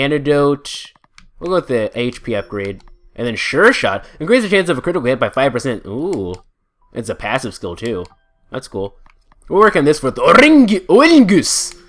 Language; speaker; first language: English; native; English